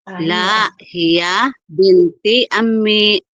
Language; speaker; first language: Arabic; non-native, learner; Filipino